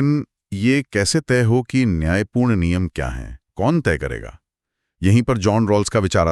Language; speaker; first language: Hindi; native; Hindi